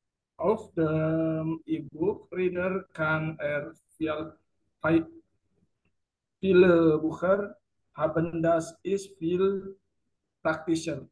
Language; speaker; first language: German; non-native, learner; Indonesian